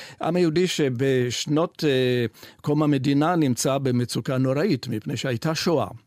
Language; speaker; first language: Hebrew; non-native, fluent; Italian